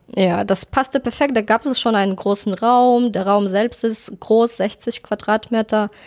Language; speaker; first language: German; non-native, fluent; Russian